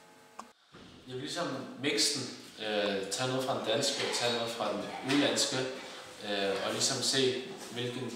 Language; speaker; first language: Danish; early bilingual, other home language; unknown